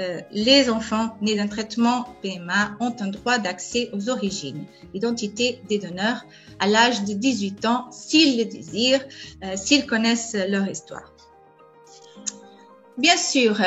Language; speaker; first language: French; non-native, fluent; Portuguese